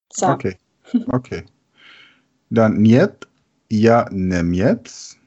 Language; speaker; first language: Russian; non-native, learner; German